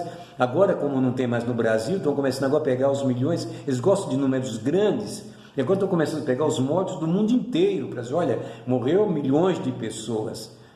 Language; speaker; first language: Portuguese; native; Portuguese